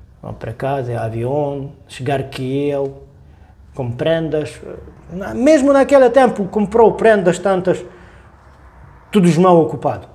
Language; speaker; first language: Portuguese; non-native, learner; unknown